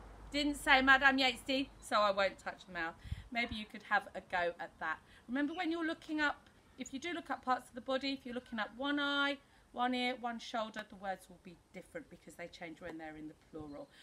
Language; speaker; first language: English; native; English